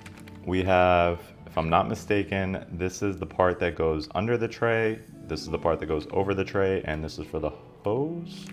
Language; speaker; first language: English; native; English